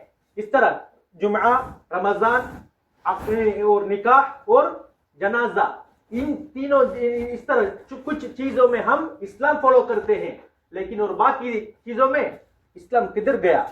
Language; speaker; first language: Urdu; non-native, local second language; Tamil